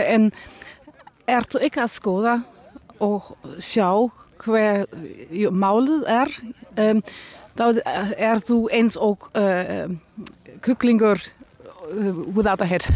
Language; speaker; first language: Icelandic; non-native, learner; Danish